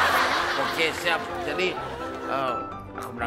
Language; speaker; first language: Indonesian; non-native, fluent; Japanese